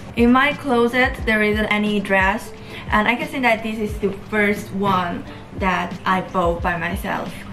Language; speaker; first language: English; non-native, learner; Chinese